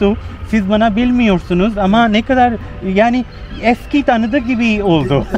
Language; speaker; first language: Turkish; non-native, learner; Urdu